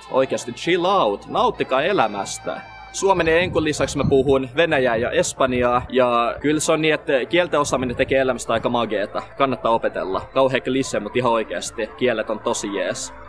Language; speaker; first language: Finnish; early bilingual, other home language; Russian